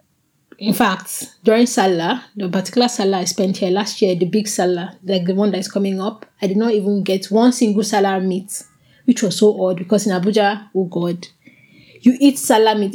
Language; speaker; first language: English; non-native, local second language; Igbo